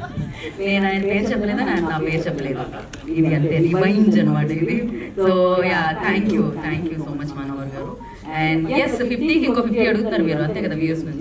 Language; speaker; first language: Telugu; native; Telugu